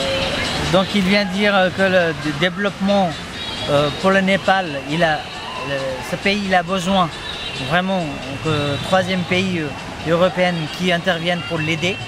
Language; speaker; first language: French; non-native, fluent; Nepali